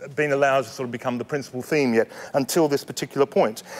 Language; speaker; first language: English; native; English